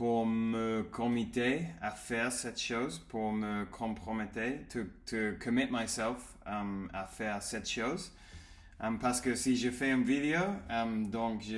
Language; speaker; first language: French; non-native, learner; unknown